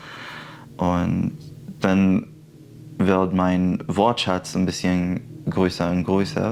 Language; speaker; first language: German; non-native, fluent; Arabic